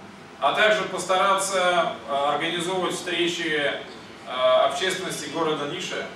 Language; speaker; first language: Russian; native; Russian